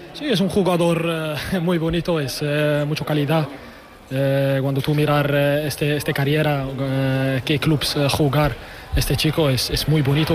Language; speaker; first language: Spanish; non-native, learner; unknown